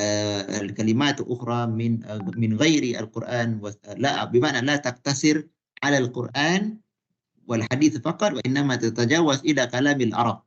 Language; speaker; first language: Arabic; non-native, fluent; Malay